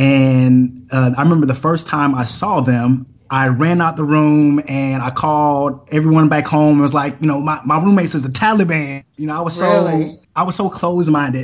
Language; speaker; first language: English; native; English